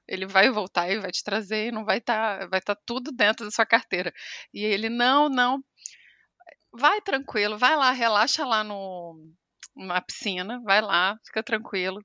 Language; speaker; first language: Portuguese; native; Portuguese